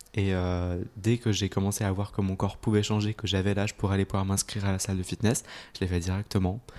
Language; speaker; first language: French; native; French